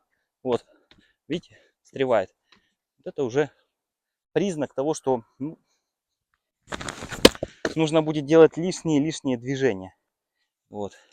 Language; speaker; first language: Russian; native; Russian